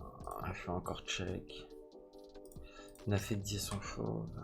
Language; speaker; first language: French; native; French